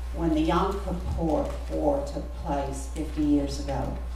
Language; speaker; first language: English; native; English